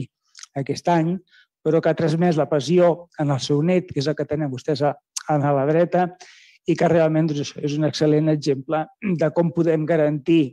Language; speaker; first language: Catalan; native; Catalan